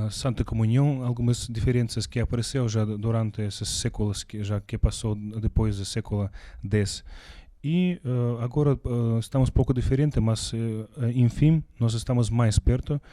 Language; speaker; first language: Portuguese; non-native, learner; Russian